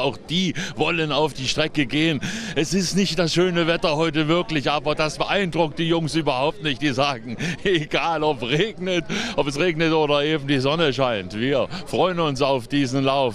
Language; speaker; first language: German; native; German